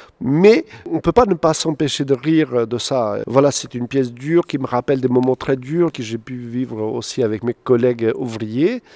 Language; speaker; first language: French; non-native, fluent; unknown